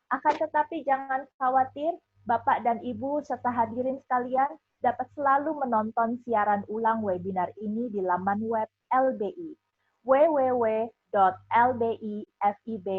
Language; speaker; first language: Indonesian; native; Indonesian